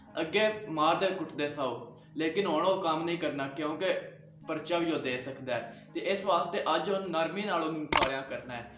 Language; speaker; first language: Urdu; non-native, local second language; Punjabi